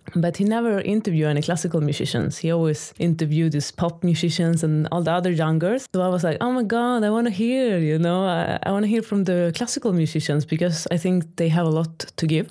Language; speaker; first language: English; non-native, fluent; Swedish